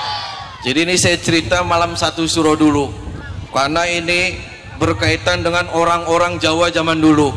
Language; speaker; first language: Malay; non-native, local second language; Javanese